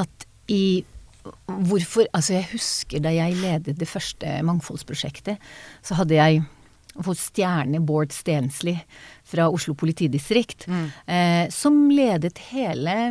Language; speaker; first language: Norwegian; non-native, fluent; Hebrew